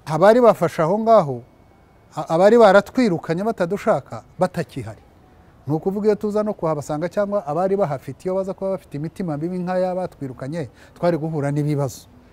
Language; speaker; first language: Kinyarwanda; early bilingual, heritage; Kinyarwanda